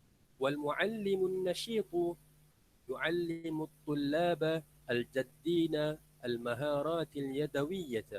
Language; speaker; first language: Arabic; non-native, learner; Malay